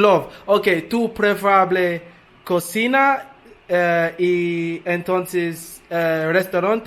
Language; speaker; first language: Spanish; non-native, learner; English